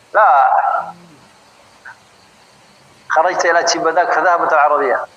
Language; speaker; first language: Arabic; non-native, fluent; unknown